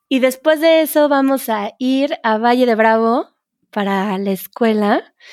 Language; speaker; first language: Spanish; native; Spanish